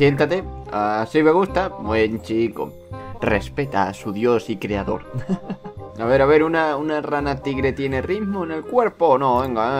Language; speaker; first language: Spanish; native; Spanish